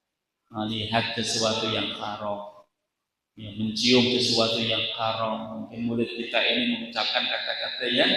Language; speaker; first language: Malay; non-native, local second language; Javanese